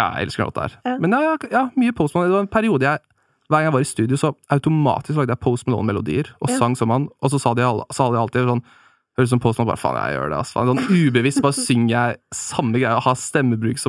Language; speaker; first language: Norwegian; native; Norwegian